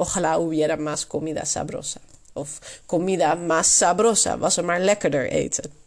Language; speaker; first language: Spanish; non-native, fluent; Dutch